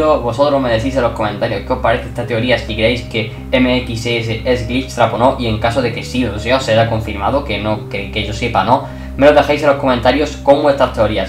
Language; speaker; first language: Spanish; native; Spanish